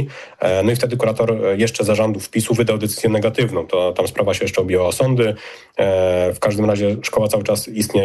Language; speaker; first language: Polish; native; Polish